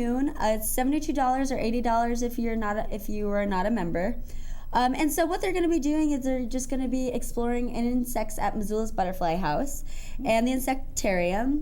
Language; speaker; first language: English; native; English